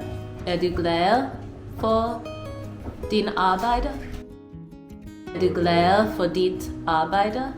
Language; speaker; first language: Danish; non-native, learner; English